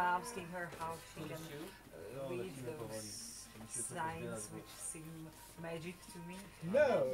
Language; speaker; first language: English; non-native, fluent; Polish